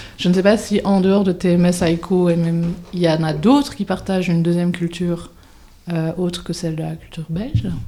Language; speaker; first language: French; native; French